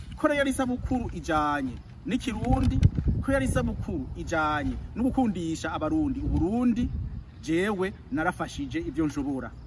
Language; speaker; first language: Rundi; native; Rundi